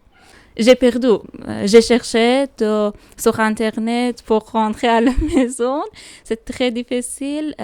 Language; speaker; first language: French; non-native, learner; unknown